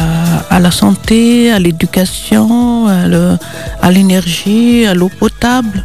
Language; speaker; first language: French; non-native, local second language; Malagasy